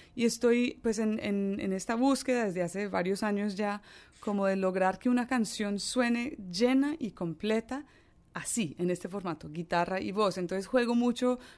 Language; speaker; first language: Spanish; early bilingual, other home language; English